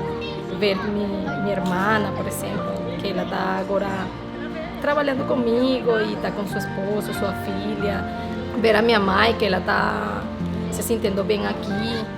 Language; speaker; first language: Portuguese; non-native, learner; Spanish